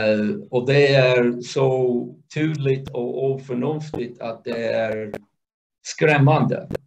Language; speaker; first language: Swedish; non-native, fluent; English